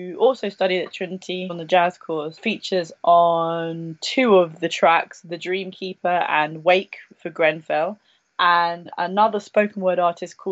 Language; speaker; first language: English; native; English